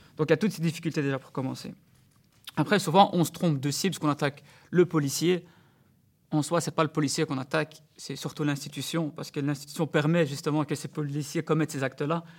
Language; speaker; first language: French; early bilingual, other home language; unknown